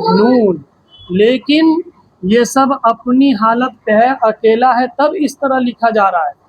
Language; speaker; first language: Hindi; native; Hindi